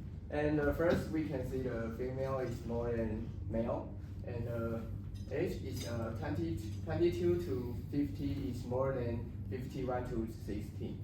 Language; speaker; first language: English; non-native, learner; Chinese